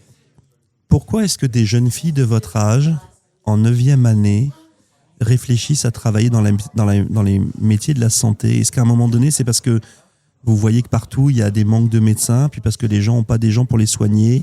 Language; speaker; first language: French; native; French